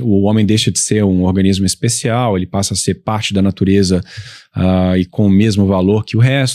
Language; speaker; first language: Portuguese; native; Portuguese